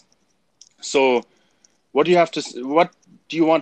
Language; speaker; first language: English; non-native, fluent; German